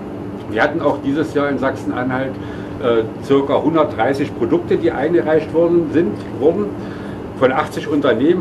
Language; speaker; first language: German; native; German